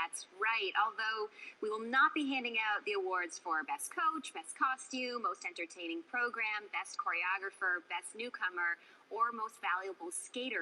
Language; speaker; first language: English; native; English